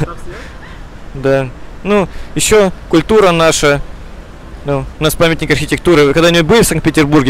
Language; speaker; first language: Russian; native; Russian